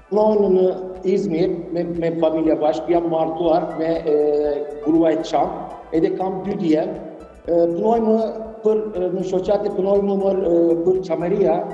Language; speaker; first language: Albanian; non-native, learner; Turkish